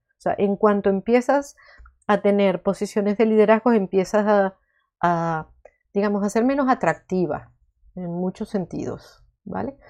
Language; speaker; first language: Spanish; native; Spanish